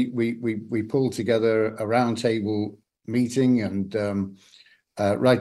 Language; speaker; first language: English; native; English